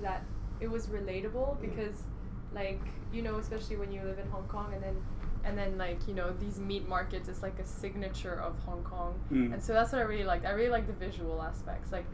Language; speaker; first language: English; non-native, local second language; Cantonese